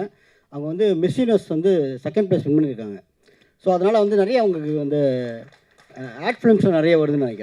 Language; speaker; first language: Tamil; native; Tamil